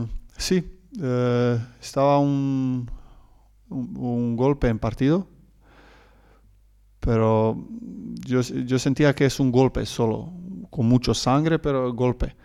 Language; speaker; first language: Spanish; non-native, learner; Croatian